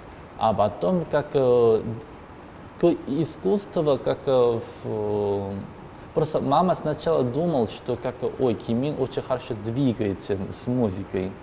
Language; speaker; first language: Russian; non-native, learner; Korean